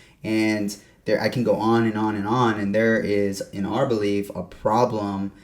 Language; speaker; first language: English; native; English